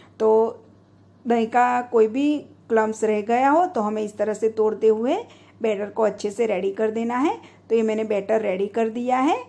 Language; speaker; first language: Hindi; non-native, local second language; Gujarati